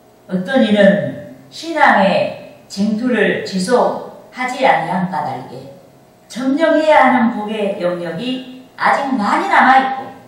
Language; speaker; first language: Korean; native; Korean